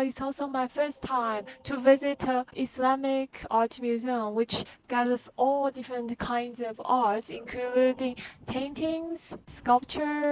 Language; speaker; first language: English; non-native, learner; Chinese